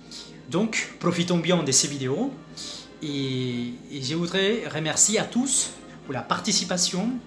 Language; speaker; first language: French; non-native, fluent; Spanish